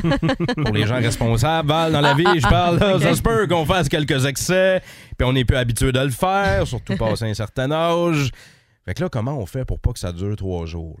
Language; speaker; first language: French; native; French